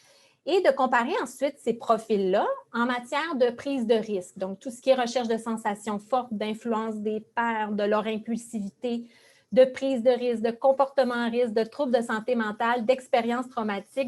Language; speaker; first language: French; native; French